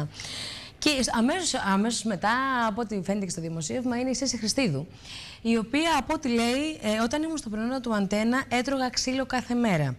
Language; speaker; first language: Greek; native; Greek